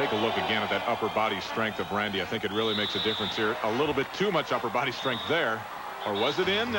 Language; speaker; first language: English; native; English